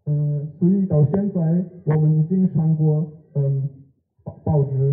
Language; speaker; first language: Chinese; non-native, learner; German